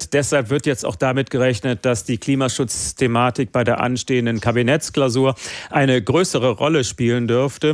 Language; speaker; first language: German; native; German